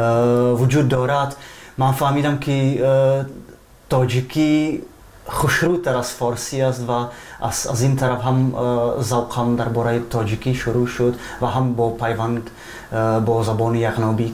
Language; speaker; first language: Tajik; non-native, fluent; Czech